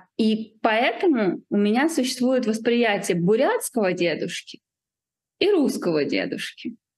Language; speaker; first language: Russian; native; Russian